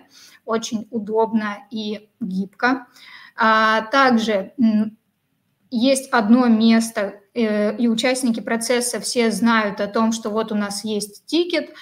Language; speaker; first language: Russian; native; Russian